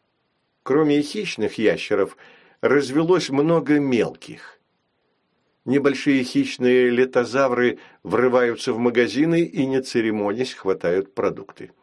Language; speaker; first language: Russian; native; Russian